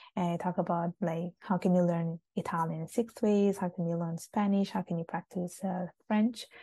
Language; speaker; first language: English; non-native, fluent; Italian